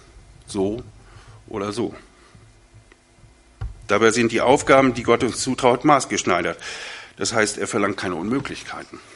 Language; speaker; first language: German; native; German